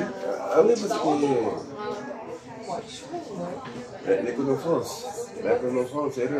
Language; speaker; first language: French; non-native, learner; Spanish